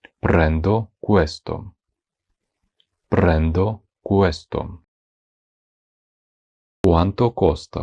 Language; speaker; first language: Italian; non-native, fluent; Ukrainian